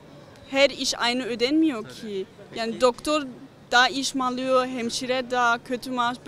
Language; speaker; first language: Turkish; early bilingual, other home language; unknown